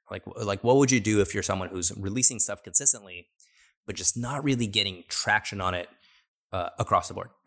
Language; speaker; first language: English; native; English